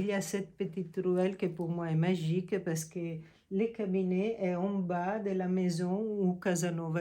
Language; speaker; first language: French; non-native, fluent; Italian